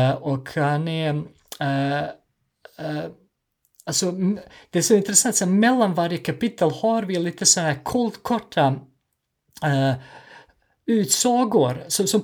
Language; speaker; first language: Swedish; non-native, fluent; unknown